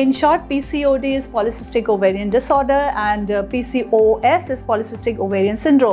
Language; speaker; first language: English; non-native, local second language; Hindi